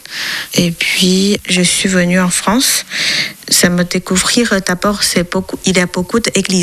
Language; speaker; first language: French; non-native, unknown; Chinese